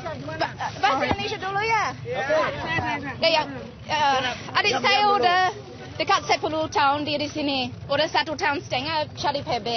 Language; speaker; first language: Indonesian; non-native, learner; English